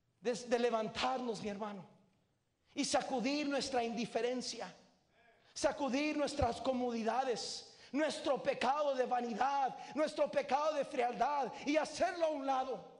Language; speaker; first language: Spanish; native; Spanish